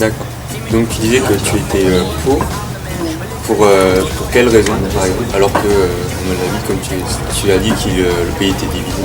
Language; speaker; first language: French; native; French